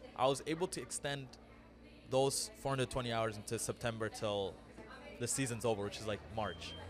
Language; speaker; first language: English; early bilingual, other home language; Amharic